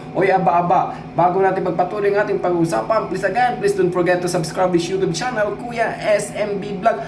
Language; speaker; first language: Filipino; non-native, local second language; Cebuano